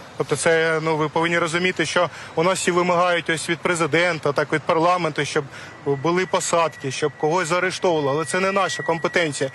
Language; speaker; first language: Ukrainian; native; Ukrainian